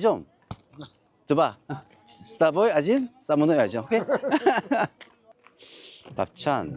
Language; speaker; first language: Russian; non-native, learner; Korean